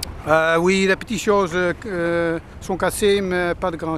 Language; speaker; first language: French; non-native, learner; Dutch